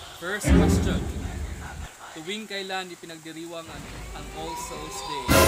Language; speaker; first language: Filipino; non-native, local second language; Cebuano